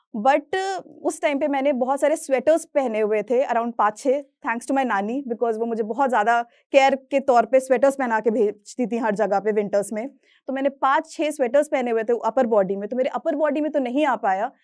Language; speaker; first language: Hindi; native; Hindi